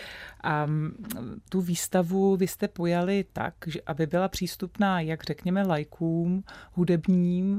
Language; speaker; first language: Czech; native; Czech